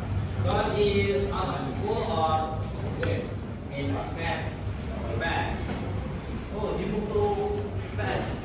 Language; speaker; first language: English; non-native, learner; Indonesian